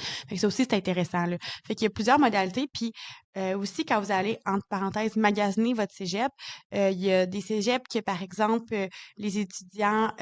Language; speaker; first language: French; native; French